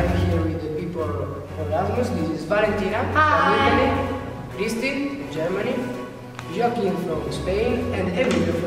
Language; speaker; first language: English; non-native, learner; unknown